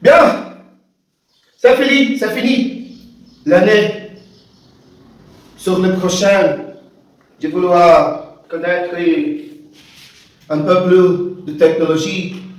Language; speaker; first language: French; non-native, learner; Portuguese